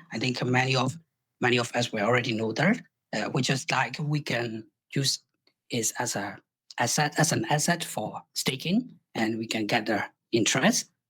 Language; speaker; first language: English; non-native, fluent; Burmese